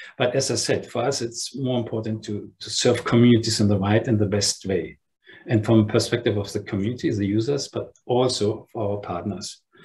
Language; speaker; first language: English; non-native, fluent; German